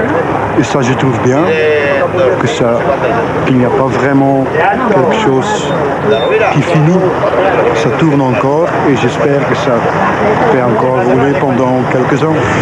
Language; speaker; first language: French; non-native, local second language; Dutch